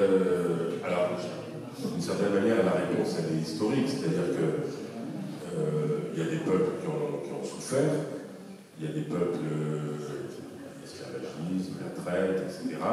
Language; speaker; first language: French; native; French